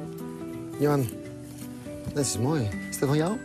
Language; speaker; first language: Dutch; non-native, fluent; French